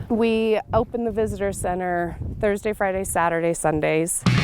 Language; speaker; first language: English; native; English